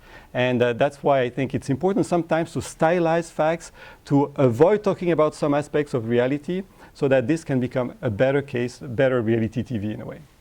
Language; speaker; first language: English; non-native, fluent; French